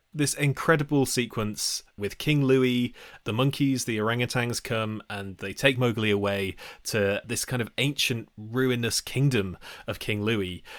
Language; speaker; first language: English; native; English